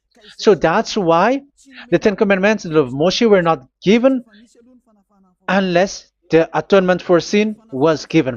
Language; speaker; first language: English; non-native, fluent; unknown